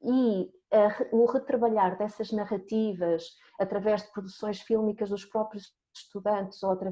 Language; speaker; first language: Portuguese; native; Portuguese